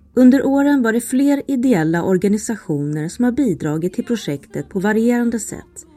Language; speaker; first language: Swedish; native; Swedish